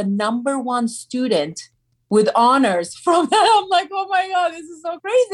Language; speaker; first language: English; non-native, fluent; Turkish